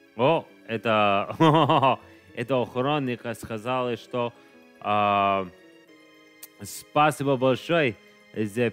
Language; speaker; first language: Russian; non-native, learner; English